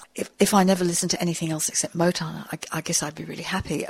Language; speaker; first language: English; native; English